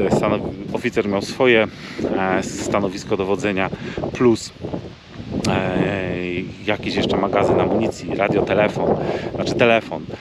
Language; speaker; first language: Polish; native; Polish